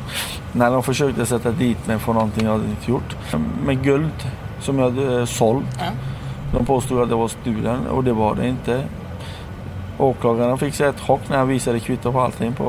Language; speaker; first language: Swedish; non-native, fluent; Persian